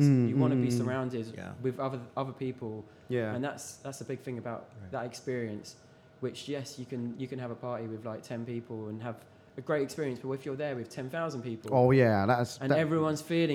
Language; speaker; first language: English; native; English